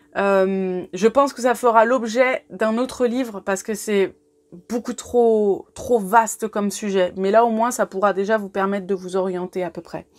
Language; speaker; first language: French; native; French